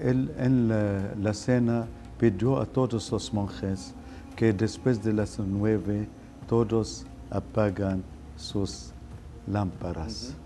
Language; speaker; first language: Spanish; non-native, fluent; Arabic